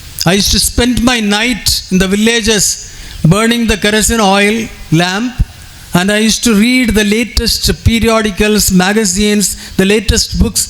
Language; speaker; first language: English; non-native, local second language; Tamil